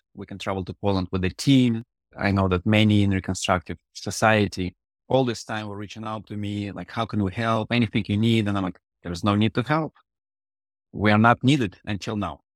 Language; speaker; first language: English; non-native, fluent; Russian